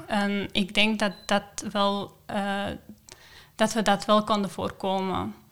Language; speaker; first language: Dutch; non-native, fluent; Persian